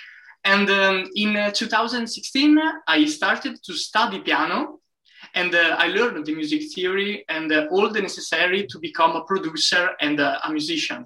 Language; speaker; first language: English; non-native, learner; Italian